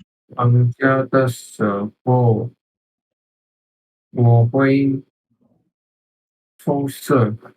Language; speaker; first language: Chinese; non-native, learner; Indonesian